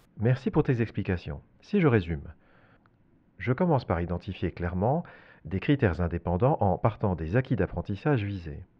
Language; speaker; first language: French; native; French